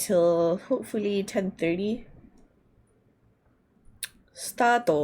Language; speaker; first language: English; non-native, learner; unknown